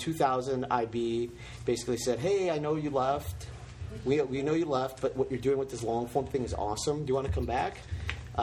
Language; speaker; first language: English; native; English